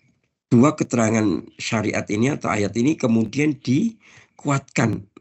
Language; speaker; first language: Indonesian; native; Indonesian